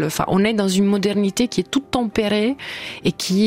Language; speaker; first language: French; native; French